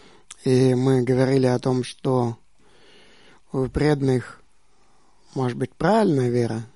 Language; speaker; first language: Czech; non-native, learner; Russian